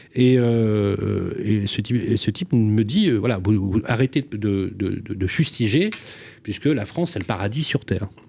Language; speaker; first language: French; native; French